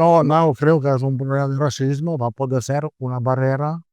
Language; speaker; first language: Portuguese; non-native, learner; Italian